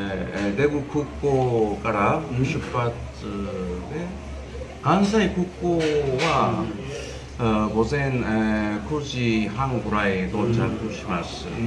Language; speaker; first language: Japanese; non-native, learner; Korean